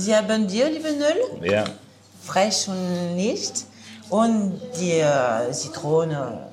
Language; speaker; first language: German; non-native, learner; French